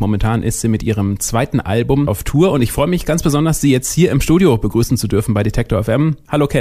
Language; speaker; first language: German; native; German